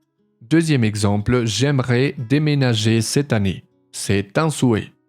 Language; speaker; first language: French; non-native, fluent; Spanish